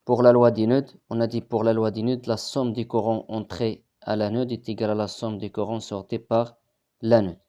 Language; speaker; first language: French; non-native, local second language; Arabic